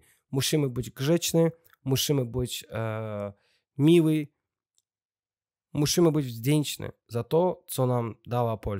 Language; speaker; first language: Polish; non-native, learner; Russian